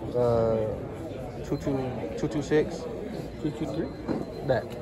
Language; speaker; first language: English; native; English